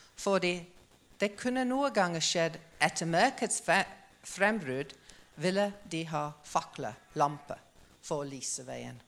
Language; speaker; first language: Norwegian; non-native, fluent; English